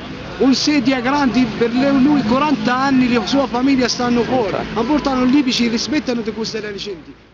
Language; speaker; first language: Italian; non-native, learner; Arabic